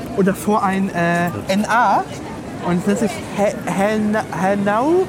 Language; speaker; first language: German; early bilingual, other home language; Polish